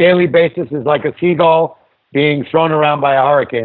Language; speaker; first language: English; native; English